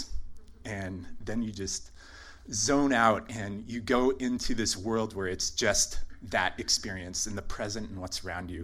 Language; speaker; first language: English; native; English